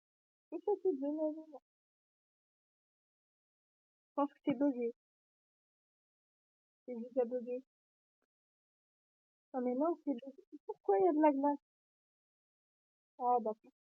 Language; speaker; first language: French; native; French